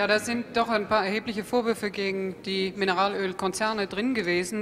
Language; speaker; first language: German; native; German